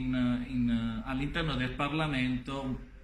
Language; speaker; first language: Italian; native; Italian